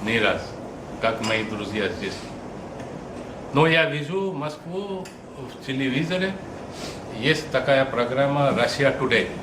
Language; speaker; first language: Russian; non-native, fluent; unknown